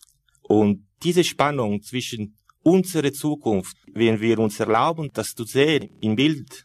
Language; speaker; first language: German; non-native, fluent; Italian